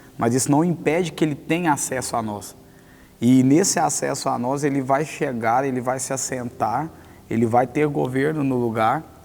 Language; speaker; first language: Portuguese; native; Portuguese